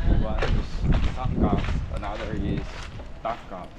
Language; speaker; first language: English; non-native, learner; Chinese